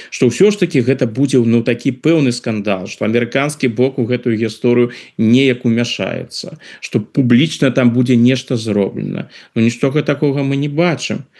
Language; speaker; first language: Belarusian; non-native, local second language; Russian